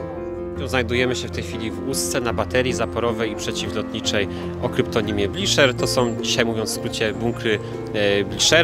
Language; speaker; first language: Polish; native; Polish